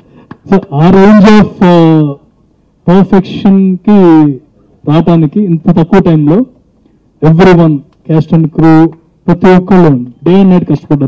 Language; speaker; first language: Telugu; native; Telugu